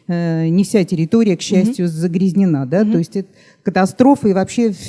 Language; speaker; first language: Russian; native; Russian